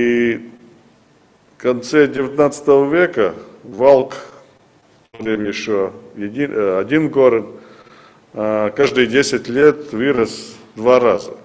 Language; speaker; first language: Russian; native; Russian